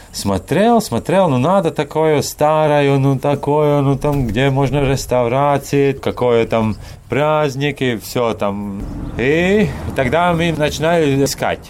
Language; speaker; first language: Russian; non-native, learner; Latvian